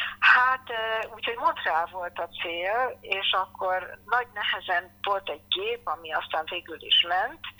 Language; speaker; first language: Hungarian; early bilingual, heritage; Hungarian